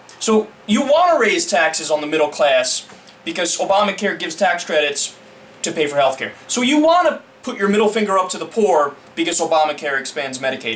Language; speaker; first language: English; native; English